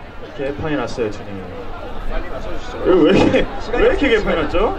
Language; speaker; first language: Korean; native; Korean